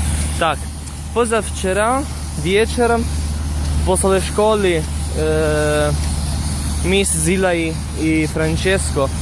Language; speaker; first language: Russian; non-native, learner; Italian